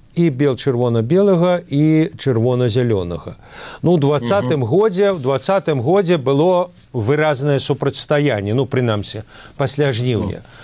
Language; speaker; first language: Belarusian; non-native, local second language; Russian